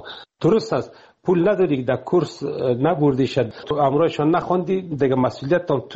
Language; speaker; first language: Persian; native; Persian